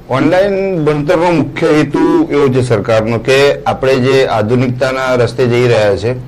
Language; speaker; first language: Gujarati; native; Gujarati